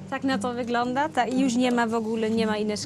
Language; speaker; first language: Polish; early bilingual, heritage; Polish